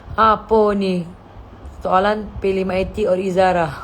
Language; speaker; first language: Malay; native; Malay